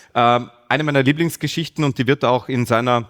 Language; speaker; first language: German; native; German